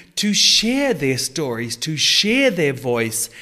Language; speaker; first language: English; native; English